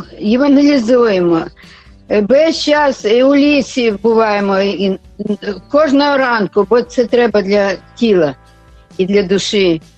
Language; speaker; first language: Ukrainian; native; Ukrainian